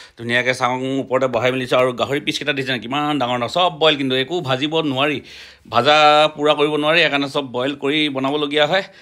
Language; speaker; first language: Assamese; non-native, local second language; Mising